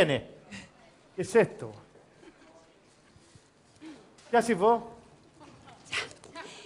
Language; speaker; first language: Spanish; native; Spanish